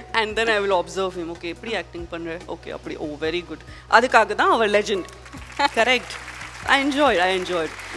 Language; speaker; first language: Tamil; non-native, learner; Gujarati